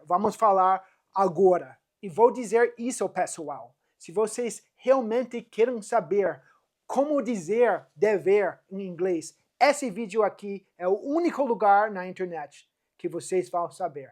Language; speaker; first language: Portuguese; non-native, fluent; English